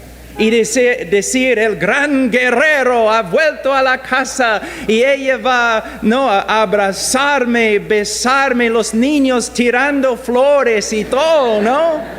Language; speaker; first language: Spanish; non-native, fluent; English